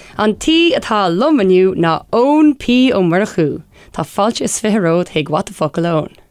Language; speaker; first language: Irish; non-native, local second language; English